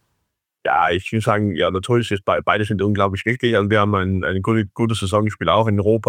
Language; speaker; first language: German; non-native, fluent; Faroese